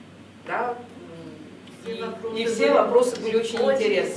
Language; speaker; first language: Russian; native; Russian